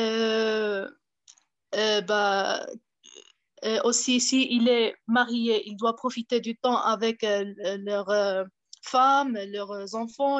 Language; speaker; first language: French; non-native, fluent; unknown